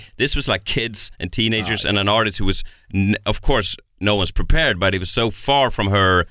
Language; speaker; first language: English; non-native, fluent; Swedish